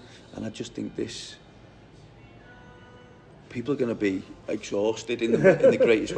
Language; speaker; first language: English; native; English